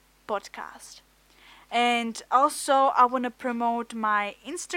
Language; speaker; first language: English; non-native, fluent; Czech